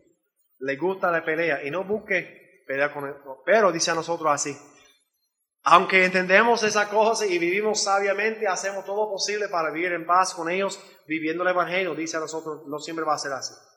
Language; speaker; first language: Spanish; non-native, learner; English